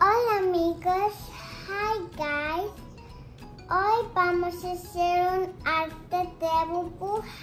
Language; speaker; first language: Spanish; non-native, learner; English